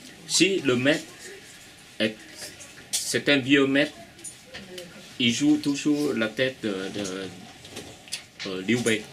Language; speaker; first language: French; non-native, fluent; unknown